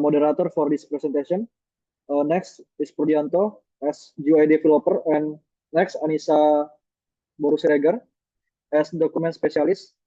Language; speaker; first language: English; non-native, learner; Indonesian